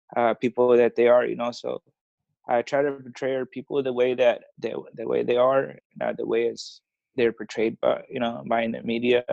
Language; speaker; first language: English; early bilingual, other home language; Spanish